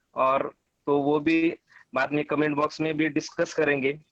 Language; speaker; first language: Hindi; non-native, local second language; Marathi